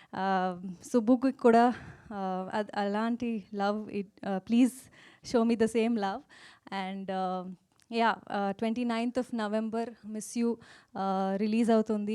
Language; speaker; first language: Telugu; non-native, fluent; Kannada